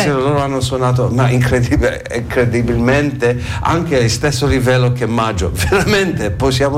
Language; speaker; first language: Italian; non-native, learner; English